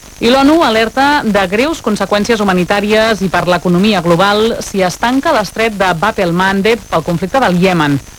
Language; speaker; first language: Catalan; native; Catalan